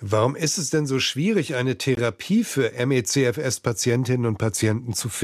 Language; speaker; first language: German; native; German